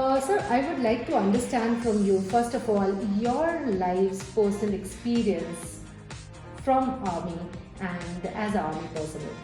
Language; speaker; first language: English; non-native, local second language; Hindi